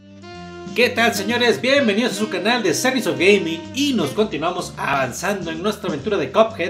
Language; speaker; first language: Spanish; native; Spanish